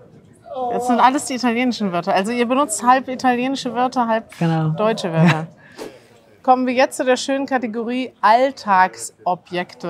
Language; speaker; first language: German; native; German